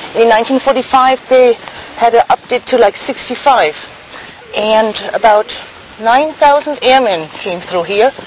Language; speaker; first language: English; non-native, fluent; German